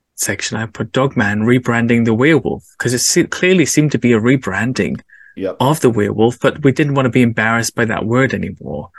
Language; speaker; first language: English; native; English